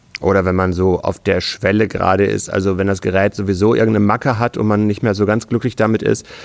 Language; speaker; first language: German; native; German